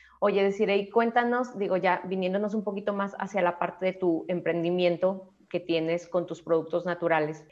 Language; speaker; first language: Spanish; native; Spanish